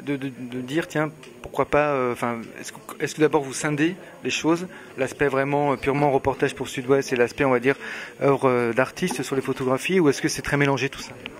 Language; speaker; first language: French; native; French